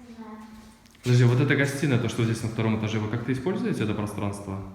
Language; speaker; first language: Russian; native; Russian